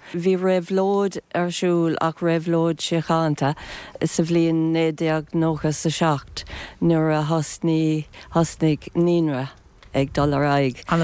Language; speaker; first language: Irish; non-native, local second language; English